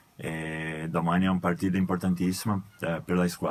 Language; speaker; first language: Italian; non-native, fluent; Portuguese